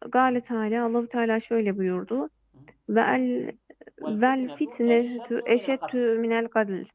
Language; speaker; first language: Turkish; native; Turkish